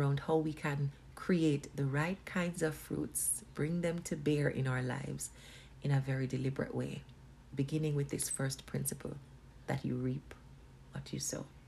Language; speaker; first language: English; non-native, local second language; Jamaican Creole English